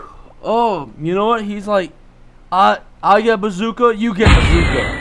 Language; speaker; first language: English; native; English